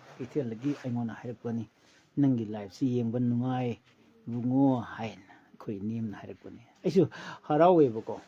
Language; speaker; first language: Manipuri; native; Manipuri